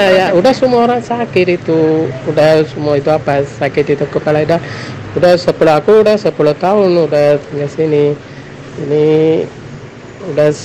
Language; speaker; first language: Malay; non-native, learner; Tamil